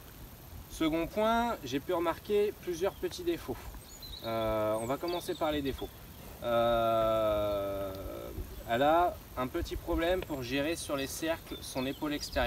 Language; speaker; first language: French; native; French